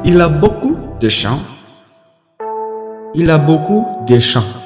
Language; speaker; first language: French; non-native, learner; Kinyarwanda